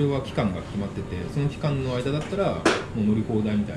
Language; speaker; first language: Japanese; native; Japanese